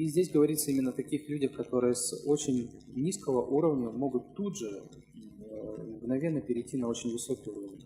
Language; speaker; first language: Russian; native; Russian